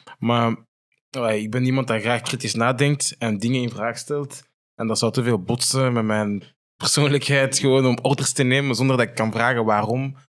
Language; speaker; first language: Dutch; native; Dutch